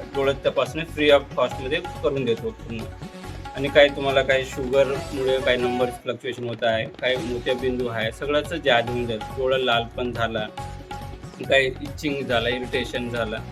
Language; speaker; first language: Marathi; non-native, local second language; Lambadi